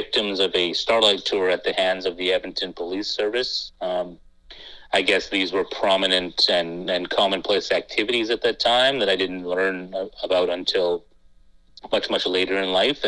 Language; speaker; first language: English; native; English